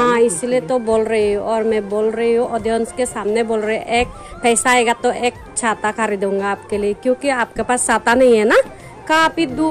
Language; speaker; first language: Hindi; non-native, local second language; Chakma